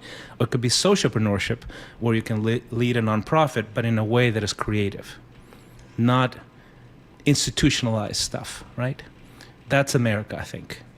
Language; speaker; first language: English; non-native, fluent; Spanish